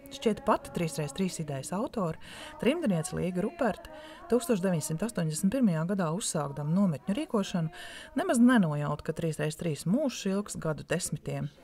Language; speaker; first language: Latvian; native; Latvian